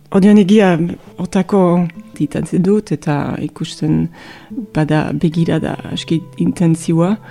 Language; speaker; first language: Basque; non-native, local second language; French